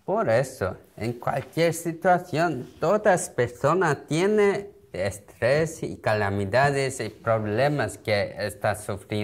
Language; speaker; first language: Spanish; non-native, learner; Korean